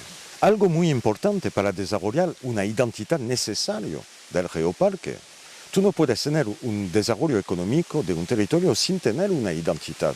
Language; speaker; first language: Spanish; non-native, fluent; French